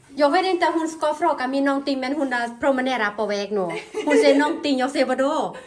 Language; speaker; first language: Swedish; non-native, learner; Thai